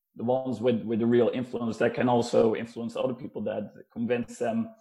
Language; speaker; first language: English; non-native, fluent; Dutch